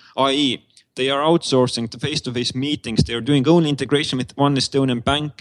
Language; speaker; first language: English; non-native, fluent; Estonian